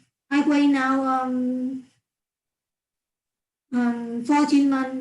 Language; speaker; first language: English; non-native, learner; Vietnamese